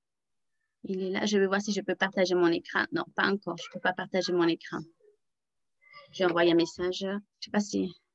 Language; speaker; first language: French; native; French